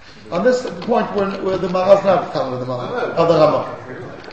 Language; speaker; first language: English; native; English